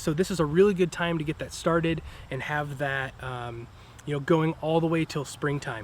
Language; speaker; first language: English; native; English